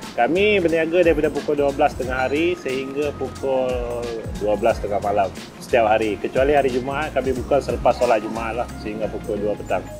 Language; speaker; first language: Malay; native; Malay